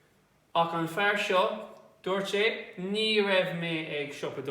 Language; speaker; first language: Irish; non-native, local second language; English